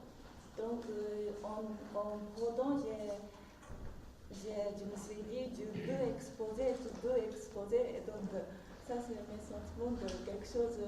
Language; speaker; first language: French; non-native, fluent; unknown